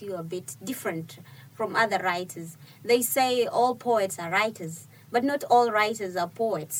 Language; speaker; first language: English; non-native, fluent; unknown